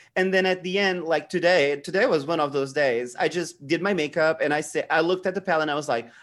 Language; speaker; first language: English; non-native, fluent; Portuguese